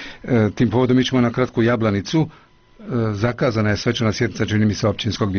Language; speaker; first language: Croatian; native; Croatian